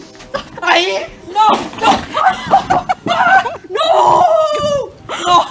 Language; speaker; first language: Spanish; non-native, learner; English